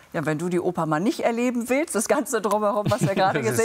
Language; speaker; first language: German; native; German